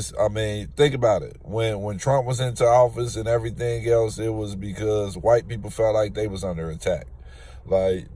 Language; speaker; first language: English; native; English